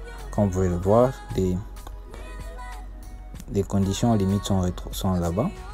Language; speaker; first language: French; non-native, local second language; Lingala